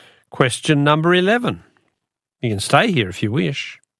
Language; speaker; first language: English; native; English